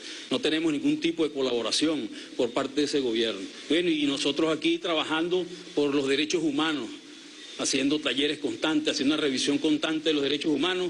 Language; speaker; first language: Spanish; native; Spanish